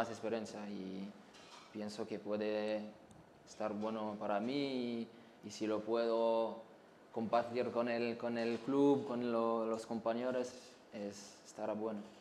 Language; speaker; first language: Spanish; non-native, learner; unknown